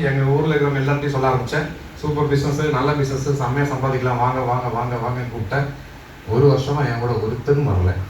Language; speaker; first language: Tamil; non-native, local second language; Malayalam